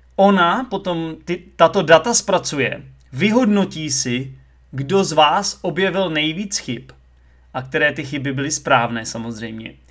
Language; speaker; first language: Czech; native; Czech